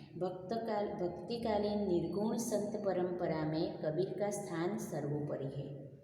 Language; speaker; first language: Hindi; non-native, local second language; Gujarati